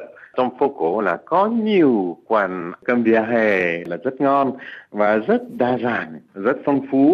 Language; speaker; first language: Vietnamese; non-native, fluent; French